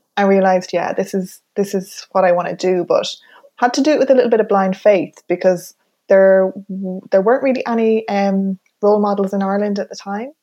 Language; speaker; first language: English; native; English